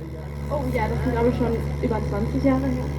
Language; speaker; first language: German; early bilingual, other home language; Tamil